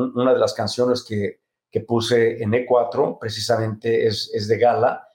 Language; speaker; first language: Spanish; native; Spanish